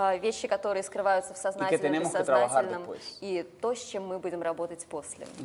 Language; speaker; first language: Russian; native; Russian